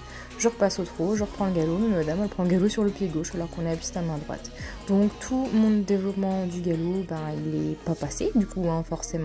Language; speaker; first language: French; native; French